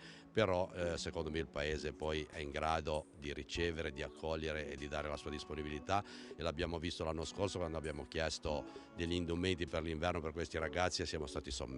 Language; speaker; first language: Italian; native; Italian